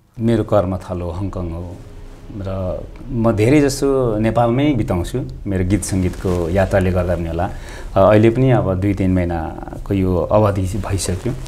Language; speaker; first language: Nepali; non-native, local second language; Limbu